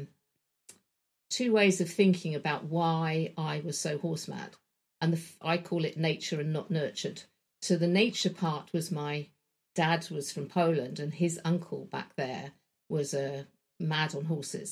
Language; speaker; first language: English; native; English